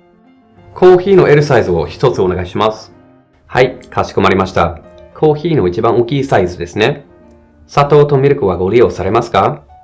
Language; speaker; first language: Japanese; non-native, fluent; English